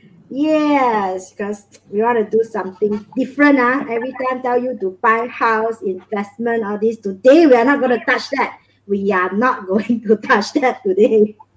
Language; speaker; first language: English; non-native, local second language; Chinese